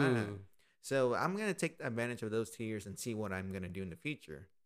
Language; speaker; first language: English; native; English